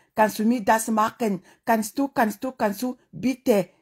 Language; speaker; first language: German; non-native, learner; French